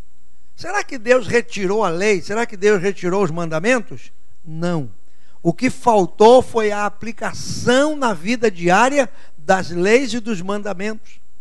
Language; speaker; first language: Portuguese; native; Portuguese